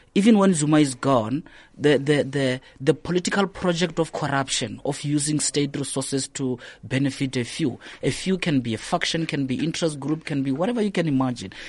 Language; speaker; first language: English; non-native, local second language; Northern Sotho